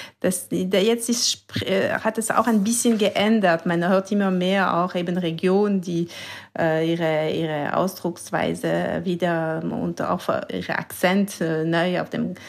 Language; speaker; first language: German; non-native, local second language; French